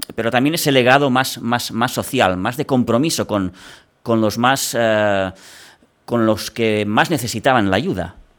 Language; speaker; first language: Spanish; non-native, local second language; Catalan